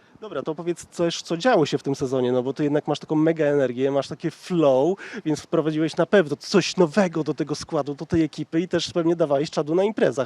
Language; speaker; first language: Polish; native; Polish